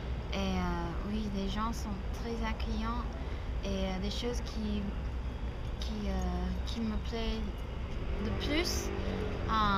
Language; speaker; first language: French; non-native, learner; English